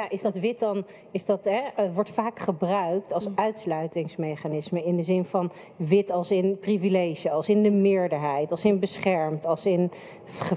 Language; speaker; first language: Dutch; native; Dutch